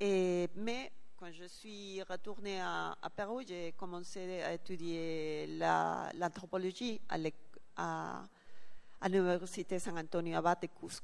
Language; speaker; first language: French; non-native, learner; Spanish